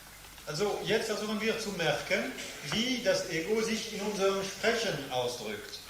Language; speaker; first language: German; non-native, fluent; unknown